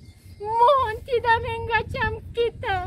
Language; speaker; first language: Indonesian; non-native, learner; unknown